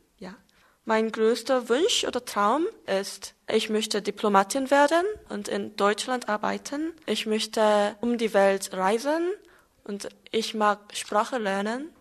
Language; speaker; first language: German; non-native, learner; Korean